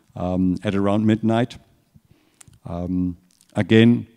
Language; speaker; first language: English; non-native, fluent; German